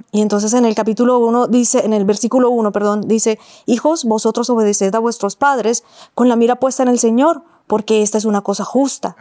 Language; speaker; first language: Spanish; native; Spanish